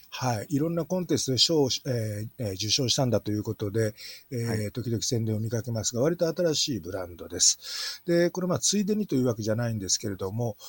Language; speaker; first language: Japanese; native; Japanese